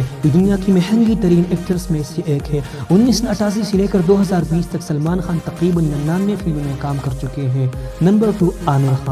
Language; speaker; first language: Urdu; non-native, local second language; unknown